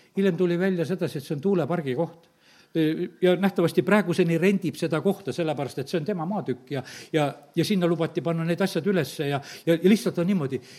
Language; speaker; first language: Estonian; native; Estonian